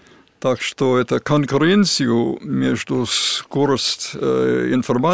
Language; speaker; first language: Russian; non-native, fluent; English